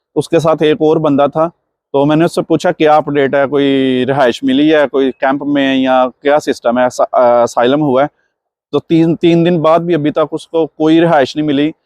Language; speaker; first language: Urdu; non-native, local second language; Punjabi